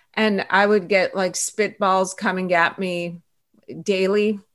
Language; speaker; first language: English; early bilingual, other home language; Persian